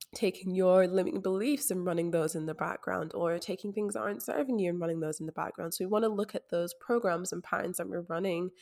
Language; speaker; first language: English; native; English